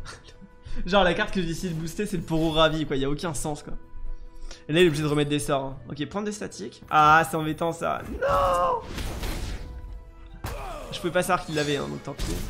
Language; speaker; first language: French; native; French